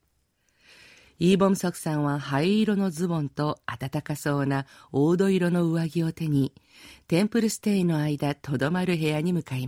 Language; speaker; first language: Japanese; native; Japanese